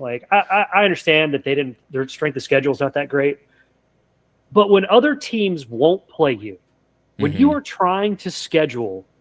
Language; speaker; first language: English; native; English